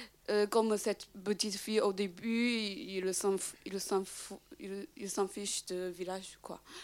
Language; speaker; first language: French; non-native, fluent; Chinese